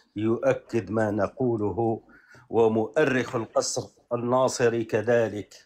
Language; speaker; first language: Arabic; native; Arabic